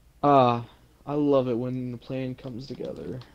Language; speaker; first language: English; native; English